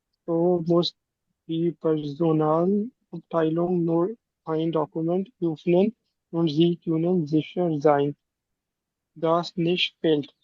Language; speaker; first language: German; non-native, learner; Urdu